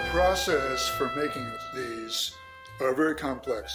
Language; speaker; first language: English; native; English